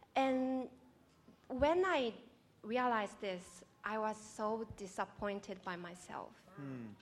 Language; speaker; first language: English; non-native, fluent; Japanese